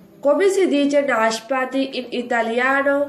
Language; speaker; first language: Italian; non-native, fluent; Urdu